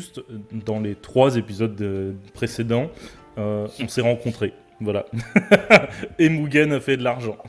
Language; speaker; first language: French; native; French